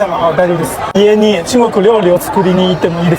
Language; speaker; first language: Japanese; non-native, learner; Chinese